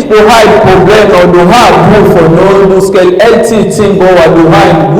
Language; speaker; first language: Danish; early bilingual, other home language; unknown